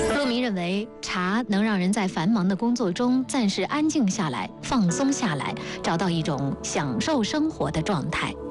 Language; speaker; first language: Chinese; native; Chinese